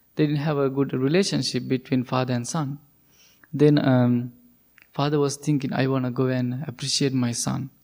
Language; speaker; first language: English; non-native, local second language; Sinhala